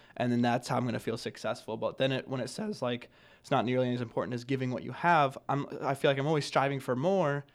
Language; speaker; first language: English; native; English